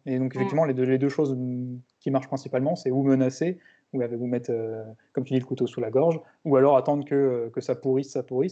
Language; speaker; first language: French; native; French